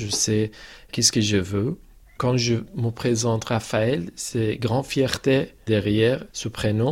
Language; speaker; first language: French; non-native, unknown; Persian